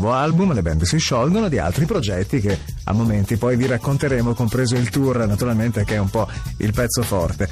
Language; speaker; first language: Italian; native; Italian